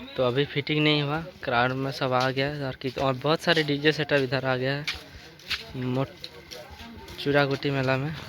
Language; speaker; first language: Hindi; non-native, local second language; Bangla